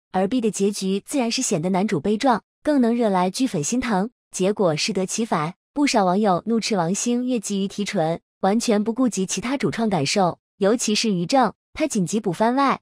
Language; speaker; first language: Chinese; native; Chinese